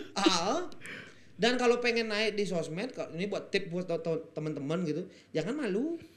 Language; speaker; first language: Indonesian; non-native, fluent; Spanish